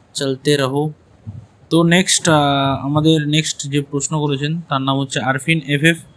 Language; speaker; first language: Hindi; non-native, local second language; Bangla